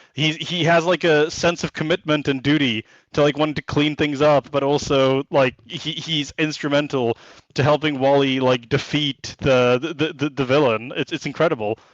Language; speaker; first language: English; native; English